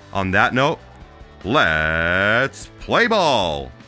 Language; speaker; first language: English; early bilingual, other home language; Japanese